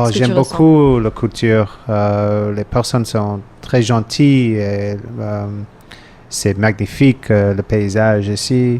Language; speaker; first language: French; non-native, fluent; English